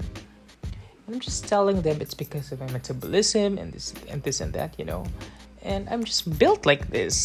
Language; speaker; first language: English; non-native, local second language; Cebuano